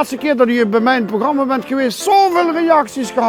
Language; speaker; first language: Dutch; native; Dutch